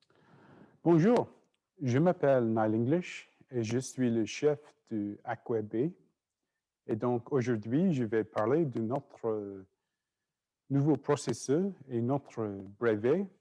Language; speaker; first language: French; non-native, fluent; English